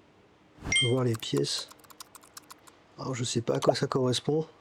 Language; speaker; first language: French; native; French